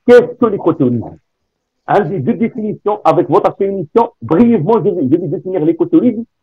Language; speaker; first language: French; non-native, local second language; Arabic